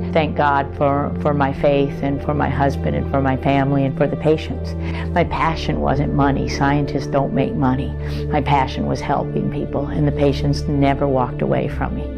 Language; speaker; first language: English; native; English